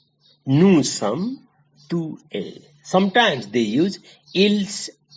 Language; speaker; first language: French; non-native, learner; Nepali